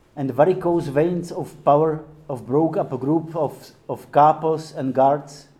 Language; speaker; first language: English; non-native, fluent; Czech